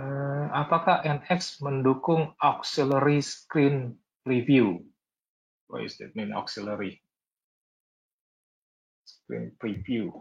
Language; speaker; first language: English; non-native, learner; Indonesian